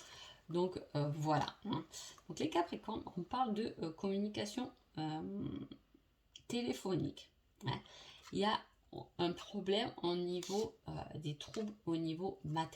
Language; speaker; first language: French; native; French